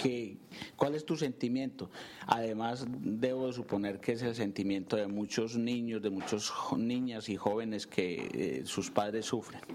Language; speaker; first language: Spanish; native; Spanish